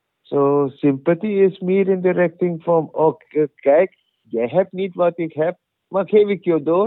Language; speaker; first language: Dutch; non-native, learner; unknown